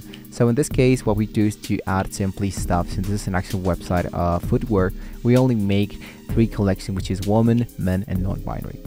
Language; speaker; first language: English; non-native, fluent; Spanish